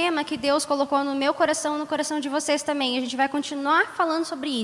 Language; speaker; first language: Portuguese; native; Portuguese